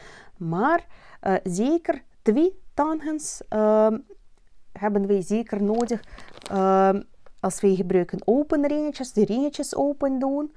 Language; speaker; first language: Dutch; non-native, learner; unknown